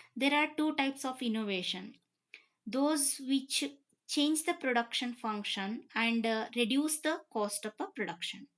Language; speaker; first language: English; non-native, local second language; Kannada